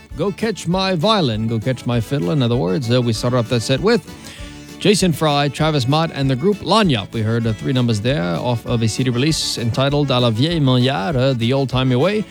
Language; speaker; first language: English; early bilingual, other home language; French